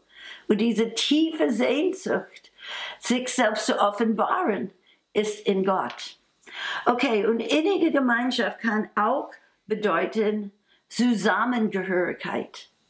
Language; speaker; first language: German; non-native, fluent; English